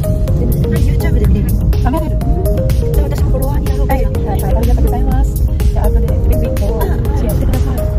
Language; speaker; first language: Japanese; non-native, learner; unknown